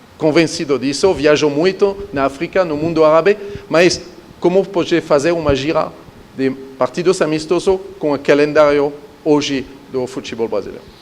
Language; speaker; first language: Portuguese; non-native, fluent; French